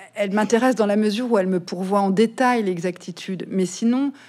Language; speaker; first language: French; native; French